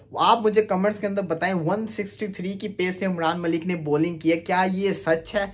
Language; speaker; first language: Urdu; native; Urdu